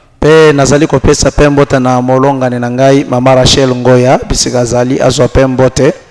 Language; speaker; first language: Lingala; non-native, local second language; Luba-Lulua